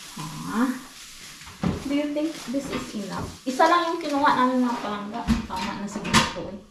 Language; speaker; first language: Filipino; non-native, local second language; Hiligaynon